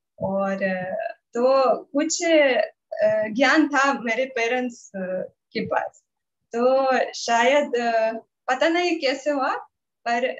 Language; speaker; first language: Hindi; non-native, learner; Russian